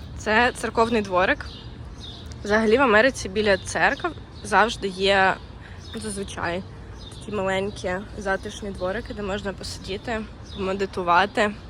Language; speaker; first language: Ukrainian; native; Ukrainian